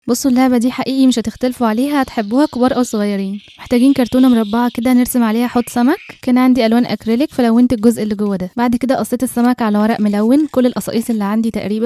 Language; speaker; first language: Arabic; native; Arabic